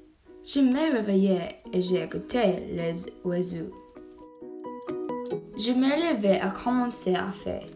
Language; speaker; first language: French; non-native, learner; English